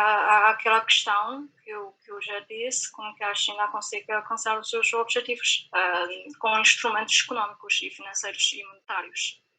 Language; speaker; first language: Portuguese; non-native, fluent; Chinese